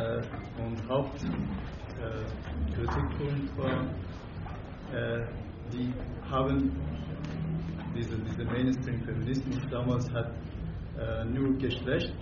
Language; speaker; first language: German; non-native, fluent; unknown